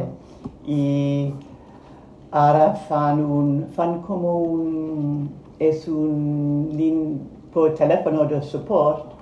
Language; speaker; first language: Catalan; non-native, fluent; Spanish